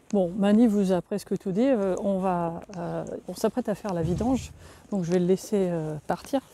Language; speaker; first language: French; native; French